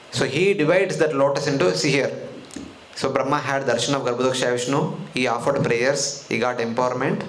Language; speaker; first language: English; non-native, local second language; Telugu